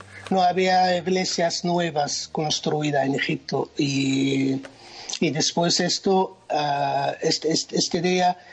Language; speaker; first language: Spanish; non-native, fluent; Arabic